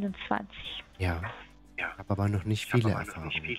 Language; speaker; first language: German; native; German